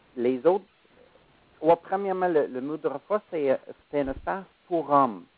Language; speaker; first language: French; non-native, fluent; English